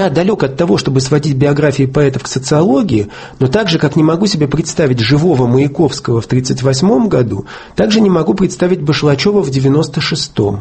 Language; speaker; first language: Russian; native; Russian